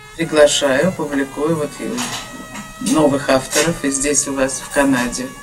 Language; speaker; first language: Russian; native; Russian